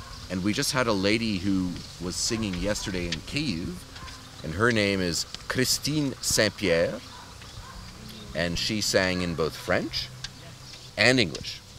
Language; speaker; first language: English; early bilingual, other home language; Ukrainian